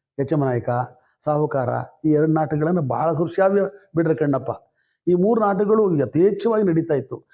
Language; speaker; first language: Kannada; native; Kannada